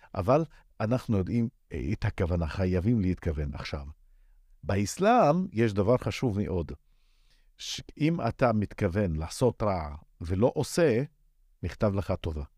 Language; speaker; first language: Hebrew; non-native, local second language; Arabic